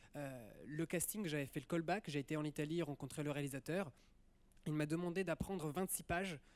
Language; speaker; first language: French; early bilingual, other home language; Italian